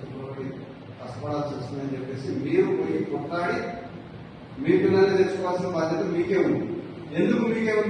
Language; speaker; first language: Telugu; native; Telugu